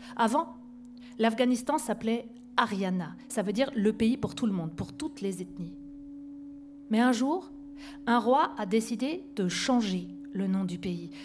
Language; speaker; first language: French; native; French